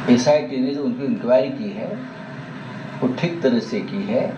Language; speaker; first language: Hindi; non-native, local second language; Marathi